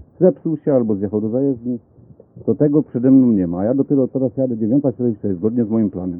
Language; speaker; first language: Polish; native; Polish